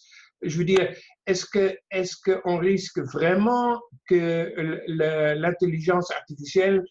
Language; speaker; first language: French; non-native, fluent; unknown